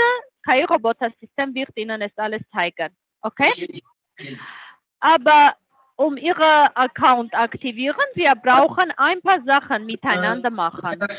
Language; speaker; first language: German; non-native, learner; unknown